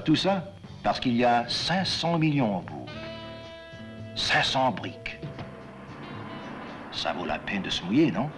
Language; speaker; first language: French; non-native, fluent; English